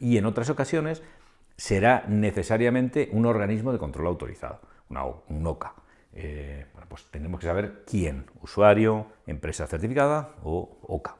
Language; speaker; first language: Spanish; native; Spanish